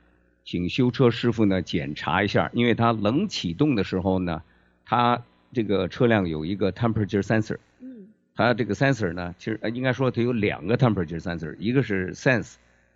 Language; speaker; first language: Chinese; native; Chinese